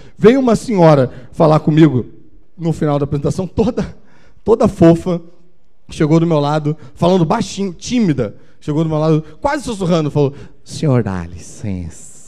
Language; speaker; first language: Portuguese; native; Portuguese